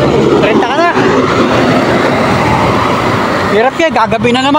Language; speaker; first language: Filipino; native; Filipino